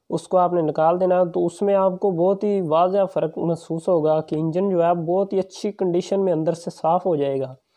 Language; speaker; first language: Urdu; non-native, local second language; Punjabi